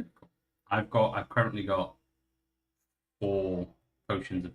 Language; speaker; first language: English; native; English